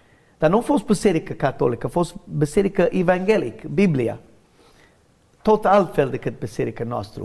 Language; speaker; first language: Romanian; non-native, fluent; English